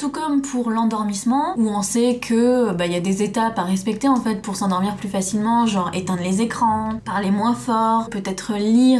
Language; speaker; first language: French; native; French